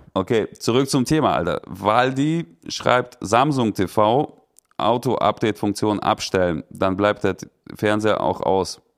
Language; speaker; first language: German; early bilingual, other home language; Russian